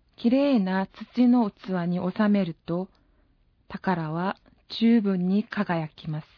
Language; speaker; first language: Japanese; non-native, fluent; Korean